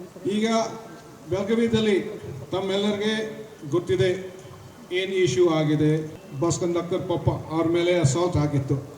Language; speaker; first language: Kannada; non-native, fluent; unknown